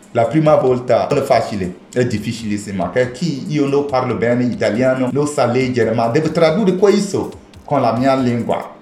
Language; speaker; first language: Italian; non-native, learner; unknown